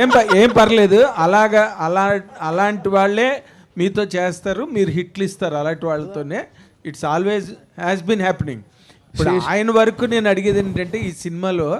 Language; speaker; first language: Telugu; native; Telugu